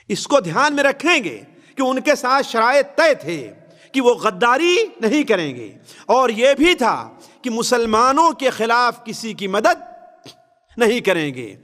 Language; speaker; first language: Urdu; native; Urdu